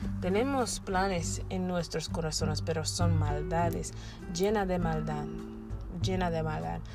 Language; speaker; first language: Spanish; non-native, learner; English